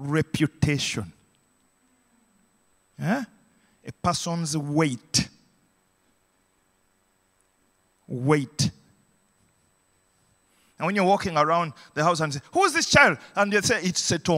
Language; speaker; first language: English; non-native, local second language; Ganda